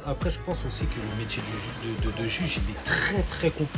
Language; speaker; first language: French; native; French